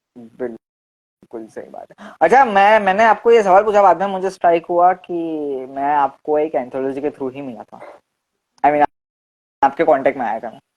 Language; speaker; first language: Hindi; non-native, local second language; Gujarati